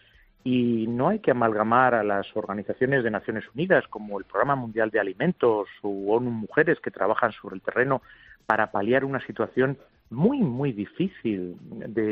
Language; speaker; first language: Spanish; native; Spanish